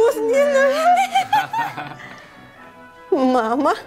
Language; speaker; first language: Russian; non-native, learner; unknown